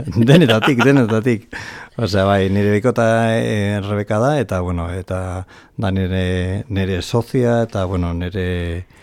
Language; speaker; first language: Basque; non-native, local second language; Spanish